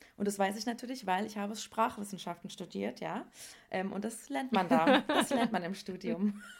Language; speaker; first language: German; native; German